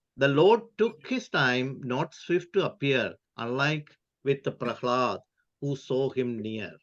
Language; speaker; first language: English; non-native, local second language; Malayalam